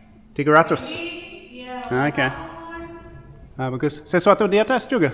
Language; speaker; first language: Indonesian; non-native, learner; English